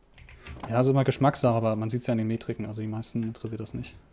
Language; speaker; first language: German; native; German